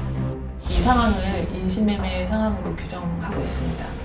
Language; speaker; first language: Korean; native; Korean